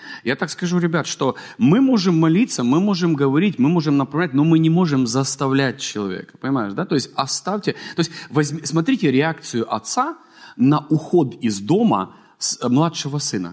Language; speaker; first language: Russian; native; Russian